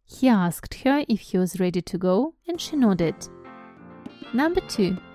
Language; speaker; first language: English; non-native, fluent; Russian